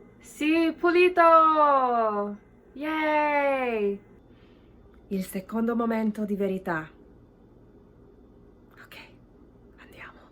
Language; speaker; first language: Italian; non-native, learner; English